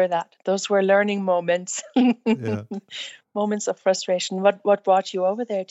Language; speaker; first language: English; non-native, fluent; German